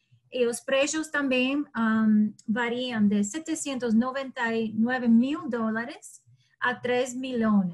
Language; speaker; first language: Portuguese; non-native, learner; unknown